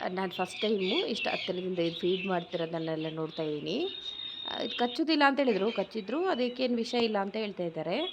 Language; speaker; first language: Kannada; non-native, local second language; Malayalam